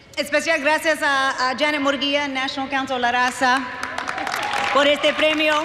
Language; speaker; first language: Spanish; early bilingual, heritage; English